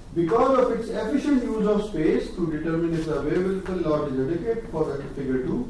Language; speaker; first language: English; non-native, local second language; Urdu